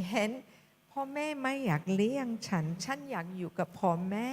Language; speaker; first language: Thai; non-native, fluent; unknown